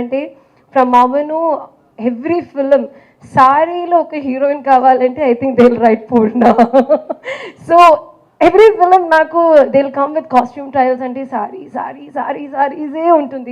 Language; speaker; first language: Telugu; non-native, fluent; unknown